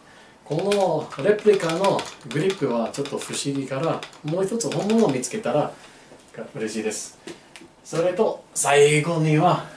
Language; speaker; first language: Japanese; non-native, learner; English